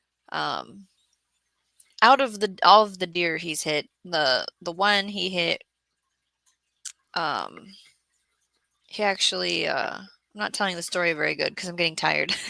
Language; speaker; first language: English; native; English